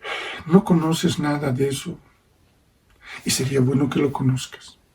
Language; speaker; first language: Spanish; native; Spanish